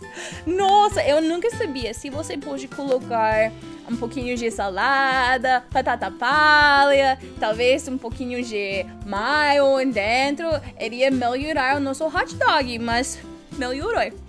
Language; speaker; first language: Portuguese; non-native, learner; English